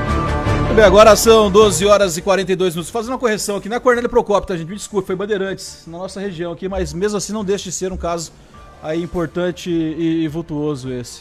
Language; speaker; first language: Portuguese; native; Portuguese